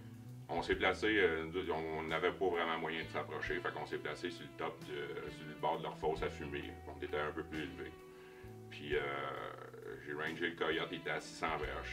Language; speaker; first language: French; native; French